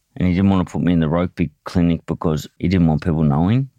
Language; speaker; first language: English; native; English